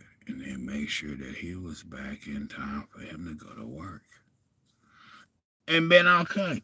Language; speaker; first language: English; native; English